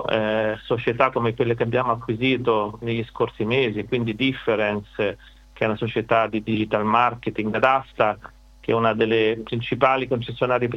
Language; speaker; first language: Italian; native; Italian